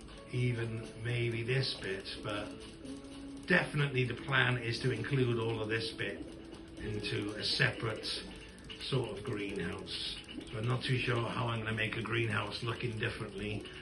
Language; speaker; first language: English; native; English